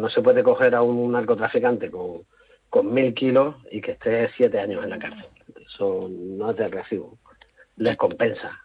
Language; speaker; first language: Spanish; native; Spanish